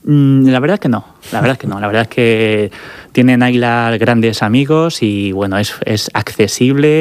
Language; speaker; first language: Spanish; native; Spanish